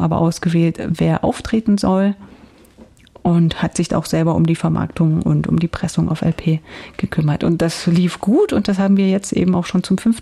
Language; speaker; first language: German; native; German